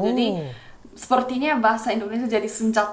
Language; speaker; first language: Indonesian; non-native, fluent; Korean